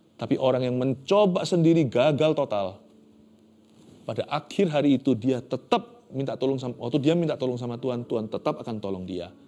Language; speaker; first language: Indonesian; native; Indonesian